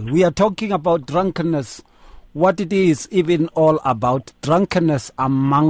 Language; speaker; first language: English; non-native, local second language; Zulu